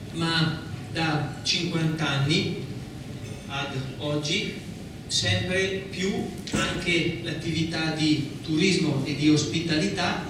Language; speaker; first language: Italian; native; Italian